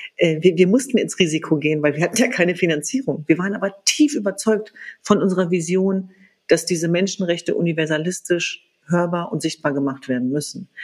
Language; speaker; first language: German; early bilingual, other home language; Kurdish